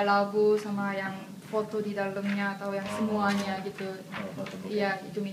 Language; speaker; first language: Indonesian; non-native, fluent; Korean